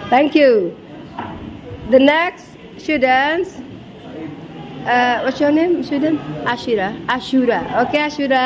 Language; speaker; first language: English; non-native, fluent; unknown